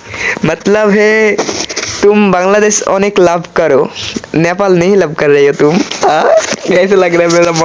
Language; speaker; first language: Hindi; non-native, learner; Bangla